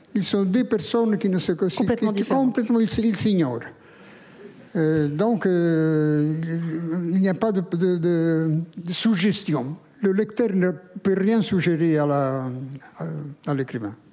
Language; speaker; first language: French; non-native, fluent; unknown